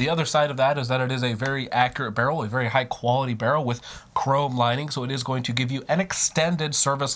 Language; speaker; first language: English; native; English